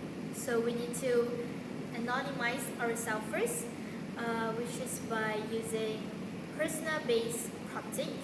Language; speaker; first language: English; non-native, local second language; Malay